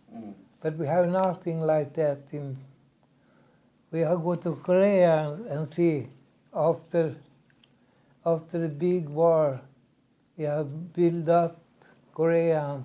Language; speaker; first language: English; non-native, learner; Swedish